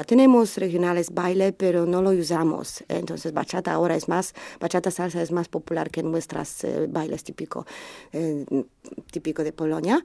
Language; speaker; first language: Spanish; non-native, learner; Polish